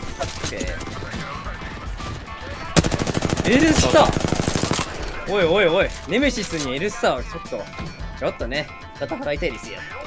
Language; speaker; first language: Japanese; native; Japanese